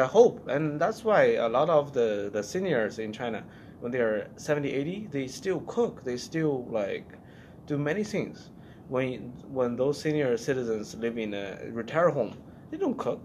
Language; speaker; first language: English; non-native, fluent; Chinese